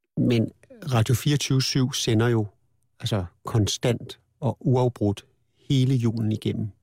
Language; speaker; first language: Danish; native; Danish